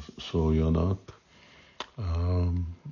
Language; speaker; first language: Hungarian; non-native, fluent; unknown